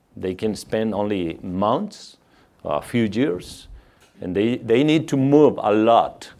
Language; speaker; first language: English; non-native, fluent; Spanish